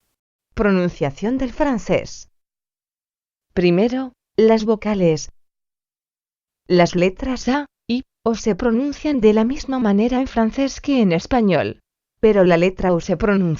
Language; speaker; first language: Spanish; non-native, fluent; French